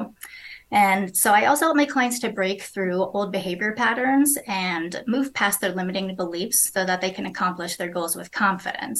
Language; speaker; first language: English; native; English